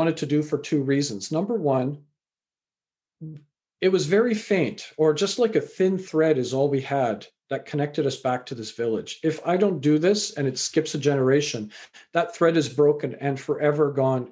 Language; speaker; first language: English; native; English